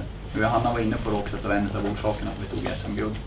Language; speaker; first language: Swedish; native; Swedish